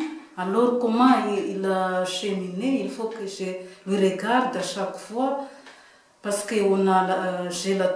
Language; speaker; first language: French; non-native, local second language; Malagasy